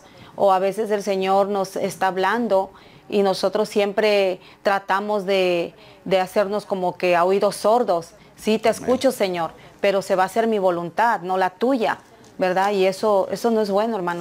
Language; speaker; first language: Spanish; native; Spanish